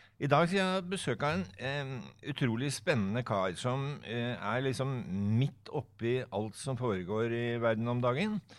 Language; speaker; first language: Norwegian; native; Norwegian